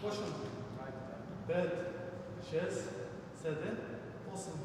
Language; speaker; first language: Bulgarian; non-native, local second language; Turkish